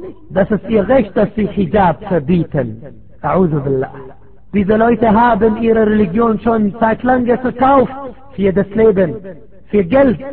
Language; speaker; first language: German; non-native, fluent; Arabic